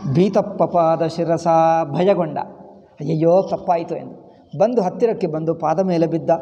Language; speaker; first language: Kannada; non-native, fluent; Telugu